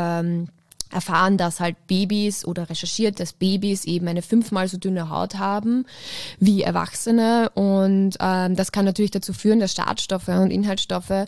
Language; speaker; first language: German; native; German